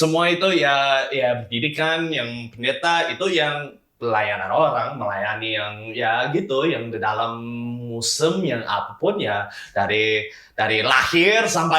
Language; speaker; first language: Indonesian; non-native, fluent; English